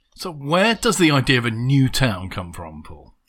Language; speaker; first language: English; native; English